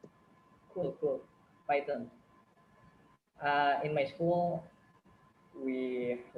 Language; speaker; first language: English; non-native, learner; Indonesian